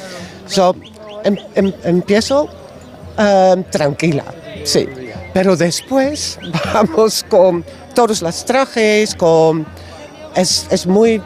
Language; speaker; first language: Spanish; non-native, learner; Dutch